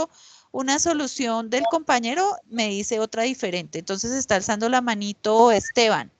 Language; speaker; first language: Spanish; native; Spanish